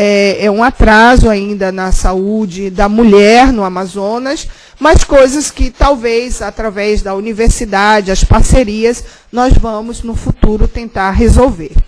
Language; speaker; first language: Portuguese; native; Portuguese